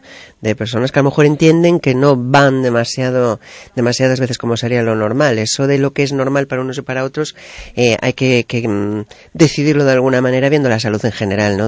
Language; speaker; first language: Spanish; native; Spanish